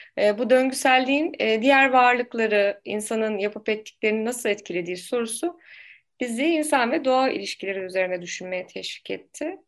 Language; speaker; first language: Turkish; native; Turkish